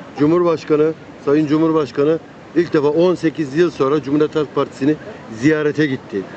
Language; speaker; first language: Turkish; native; Turkish